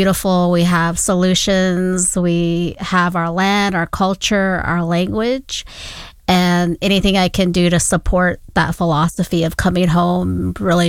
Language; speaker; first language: English; non-native, local second language; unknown